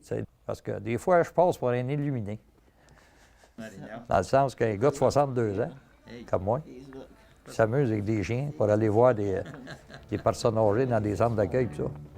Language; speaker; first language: French; native; French